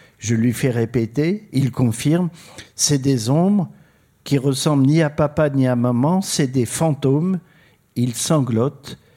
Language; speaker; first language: French; native; French